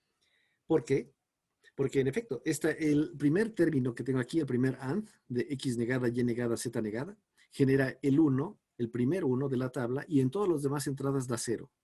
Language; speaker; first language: Spanish; native; Spanish